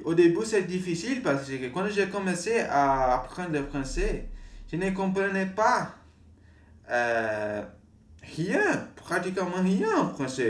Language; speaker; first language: French; non-native, learner; Portuguese